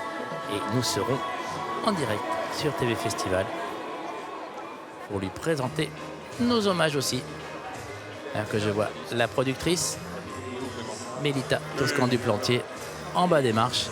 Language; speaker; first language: French; native; French